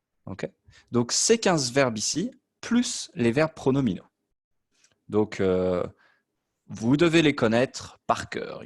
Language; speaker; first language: French; native; French